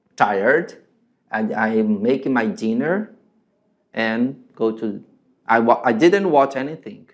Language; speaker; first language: English; non-native, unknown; Portuguese